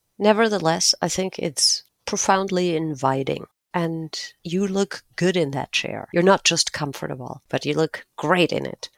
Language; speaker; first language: English; non-native, fluent; German